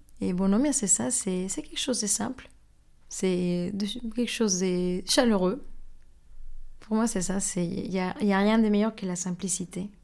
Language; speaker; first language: French; non-native, fluent; Spanish